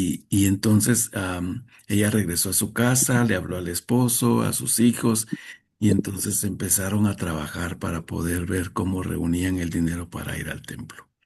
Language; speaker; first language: Spanish; native; Spanish